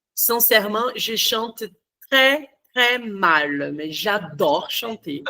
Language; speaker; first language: French; non-native, fluent; Portuguese